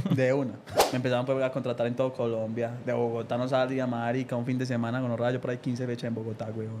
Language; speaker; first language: Spanish; native; Spanish